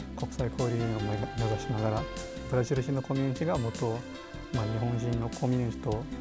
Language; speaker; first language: Japanese; non-native, fluent; Portuguese